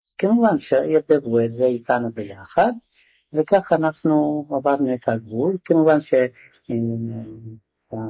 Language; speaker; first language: Hebrew; non-native, fluent; Hungarian